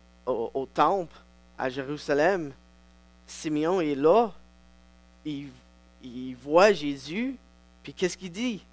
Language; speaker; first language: French; non-native, local second language; English